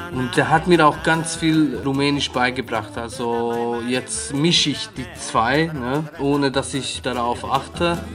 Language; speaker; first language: German; non-native, fluent; Hungarian